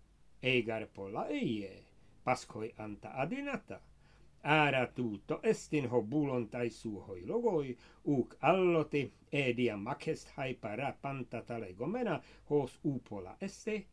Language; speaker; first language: Greek; non-native, fluent; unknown